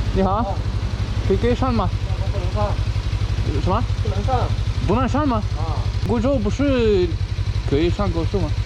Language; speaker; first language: Chinese; non-native, fluent; Russian